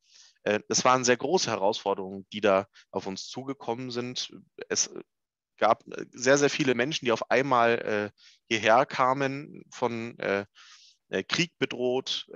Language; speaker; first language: German; native; German